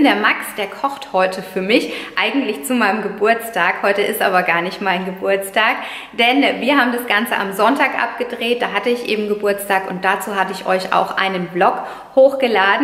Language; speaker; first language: German; native; German